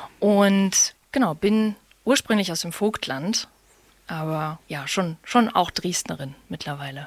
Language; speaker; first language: German; native; German